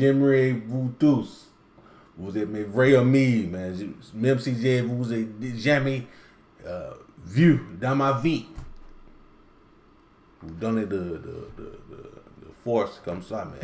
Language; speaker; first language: French; non-native, learner; English